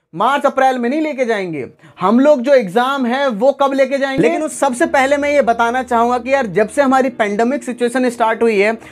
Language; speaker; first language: Hindi; native; Hindi